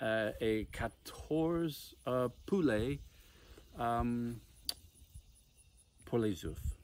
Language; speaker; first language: French; non-native, learner; English